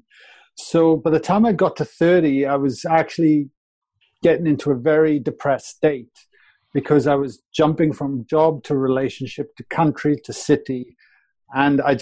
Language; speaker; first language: English; native; English